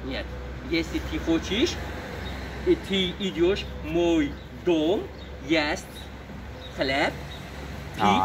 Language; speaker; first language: Russian; non-native, learner; Turkish